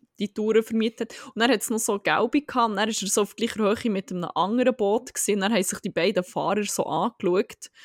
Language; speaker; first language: German; native; German